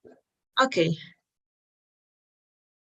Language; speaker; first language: English; non-native, learner; Spanish